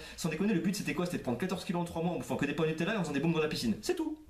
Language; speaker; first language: French; native; French